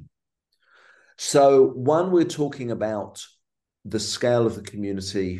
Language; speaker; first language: English; native; English